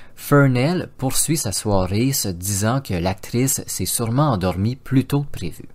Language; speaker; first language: French; native; French